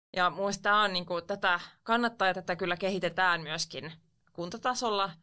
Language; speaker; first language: Finnish; non-native, local second language; Swedish